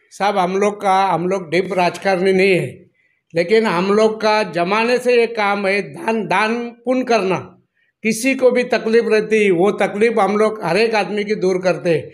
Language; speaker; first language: Hindi; non-native, local second language; Marathi